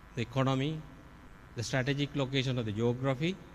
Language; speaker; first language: English; non-native, local second language; Sinhala